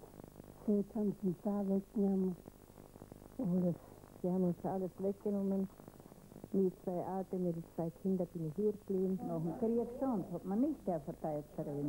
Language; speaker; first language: German; native; German